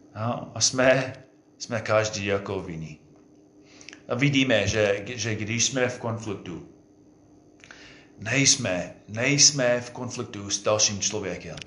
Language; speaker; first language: Czech; non-native, fluent; English